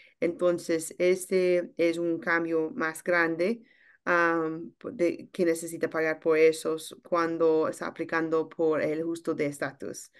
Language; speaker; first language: Spanish; non-native, learner; English